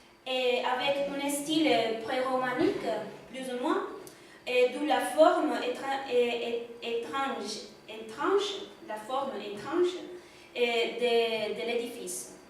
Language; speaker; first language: French; non-native, learner; Spanish